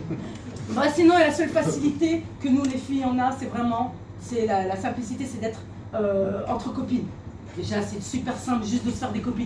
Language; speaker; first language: French; native; French